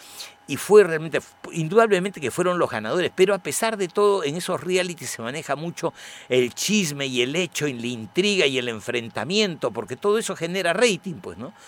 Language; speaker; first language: Spanish; native; Spanish